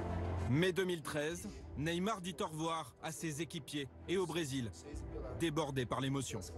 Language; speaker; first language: French; native; French